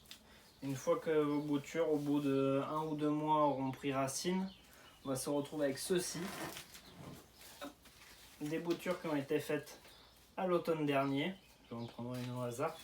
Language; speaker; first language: French; native; French